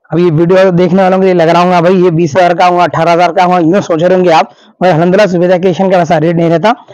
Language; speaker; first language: Hindi; non-native, local second language; Urdu